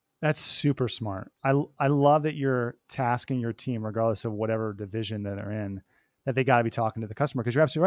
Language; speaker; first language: English; native; English